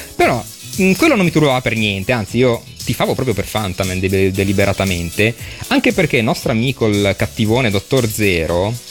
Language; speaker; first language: Italian; native; Italian